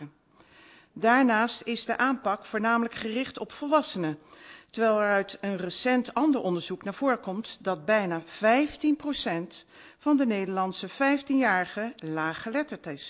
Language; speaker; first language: Dutch; native; Dutch